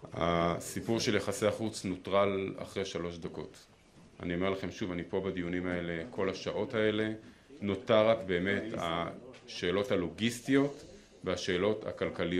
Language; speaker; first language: Hebrew; native; Hebrew